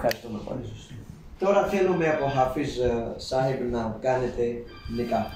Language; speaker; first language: Greek; non-native, learner; Urdu